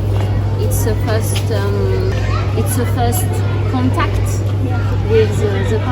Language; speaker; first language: English; non-native, learner; French